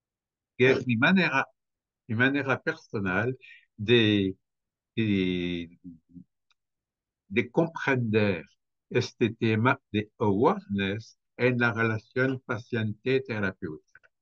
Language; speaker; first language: Spanish; non-native, fluent; French